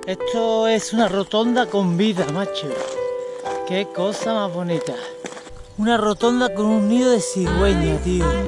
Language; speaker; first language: Spanish; native; Spanish